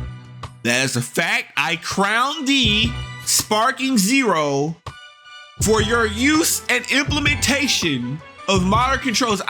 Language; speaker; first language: English; native; English